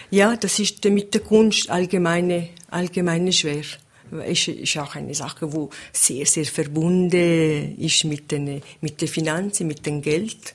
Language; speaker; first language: German; non-native, local second language; Italian